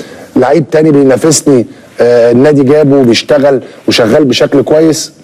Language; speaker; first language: Arabic; native; Arabic